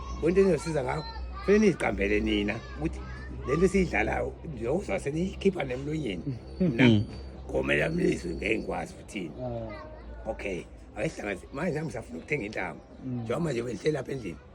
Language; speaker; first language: Zulu; native; Zulu